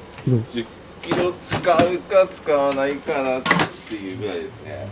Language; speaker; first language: Japanese; native; Japanese